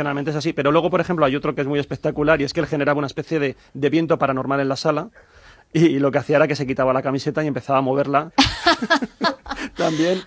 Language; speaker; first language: Spanish; native; Spanish